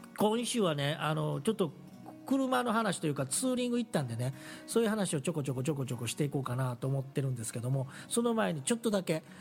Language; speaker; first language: Japanese; native; Japanese